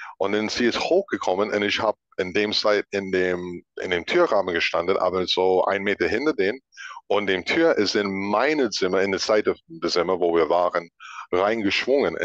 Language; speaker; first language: German; non-native, fluent; English